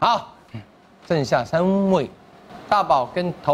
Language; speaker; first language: Chinese; native; Chinese